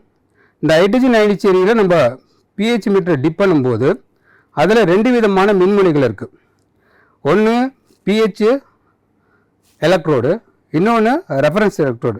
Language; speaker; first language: Tamil; native; Tamil